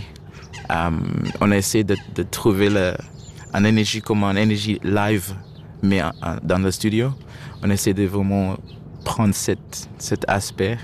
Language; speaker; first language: French; non-native, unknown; Shona